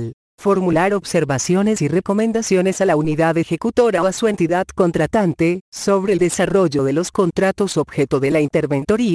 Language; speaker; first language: Spanish; native; Spanish